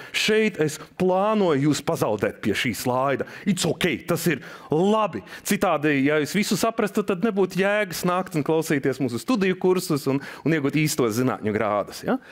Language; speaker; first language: Latvian; non-native, local second language; Russian